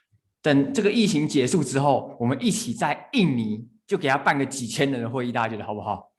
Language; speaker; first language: Chinese; native; Chinese